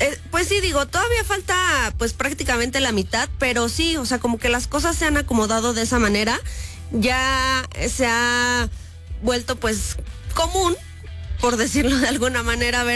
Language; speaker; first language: Spanish; native; Spanish